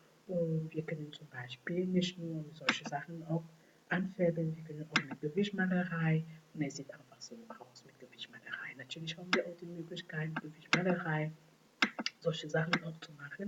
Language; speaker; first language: German; non-native, fluent; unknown